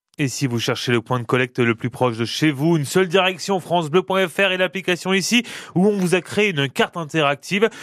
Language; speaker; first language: French; native; French